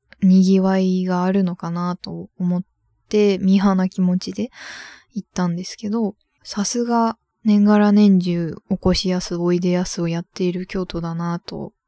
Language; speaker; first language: Japanese; native; Japanese